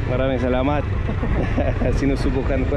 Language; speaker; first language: Filipino; non-native, learner; English